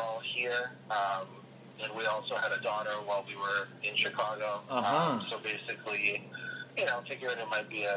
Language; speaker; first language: English; early bilingual, other home language; Russian